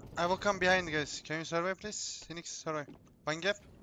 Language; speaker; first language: English; non-native, fluent; Turkish